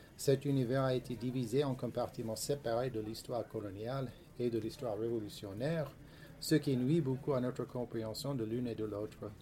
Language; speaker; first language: French; non-native, fluent; English